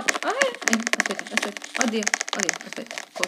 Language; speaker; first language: Italian; non-native, fluent; Spanish